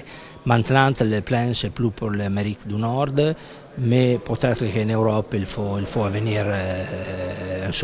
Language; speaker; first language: French; non-native, fluent; Italian